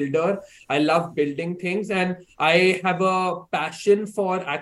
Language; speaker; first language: English; non-native, local second language; Hindi